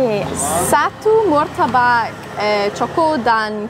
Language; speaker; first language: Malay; non-native, learner; English